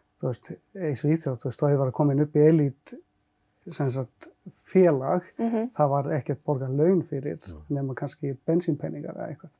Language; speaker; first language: Icelandic; non-native, fluent; Finnish